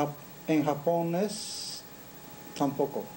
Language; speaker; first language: Spanish; non-native, learner; Japanese